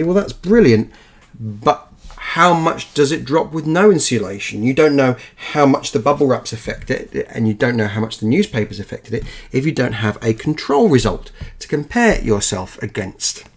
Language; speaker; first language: English; native; English